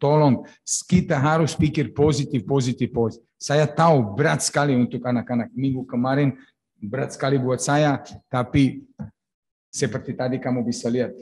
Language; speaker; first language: Indonesian; non-native, fluent; Serbian